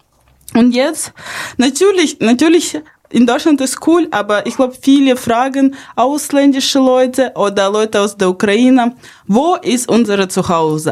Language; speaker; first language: German; non-native, fluent; Ukrainian